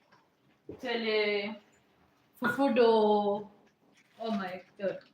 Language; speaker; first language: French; non-native, learner; English